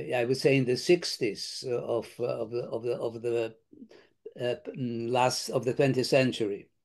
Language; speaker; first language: English; non-native, fluent; Lithuanian